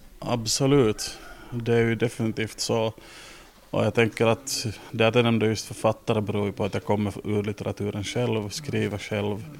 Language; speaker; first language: Swedish; native; Swedish